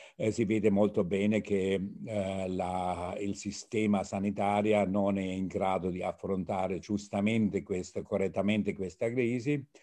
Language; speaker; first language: Italian; non-native, fluent; German